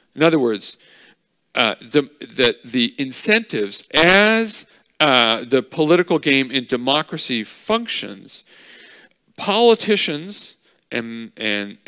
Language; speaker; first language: English; native; English